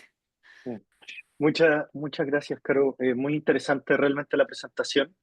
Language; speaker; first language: Spanish; native; Spanish